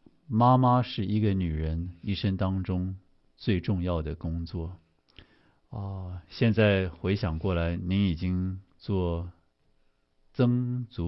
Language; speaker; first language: Chinese; native; Chinese